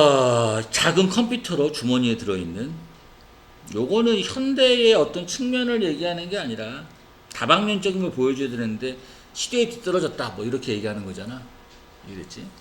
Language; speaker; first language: Korean; native; Korean